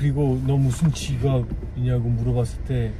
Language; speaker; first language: Korean; non-native, learner; French